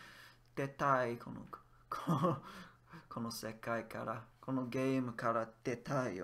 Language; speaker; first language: Japanese; non-native, learner; English